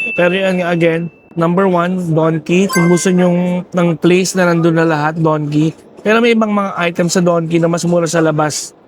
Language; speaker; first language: Filipino; native; Filipino